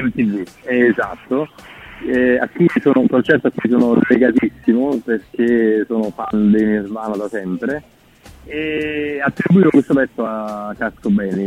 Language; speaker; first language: Italian; native; Italian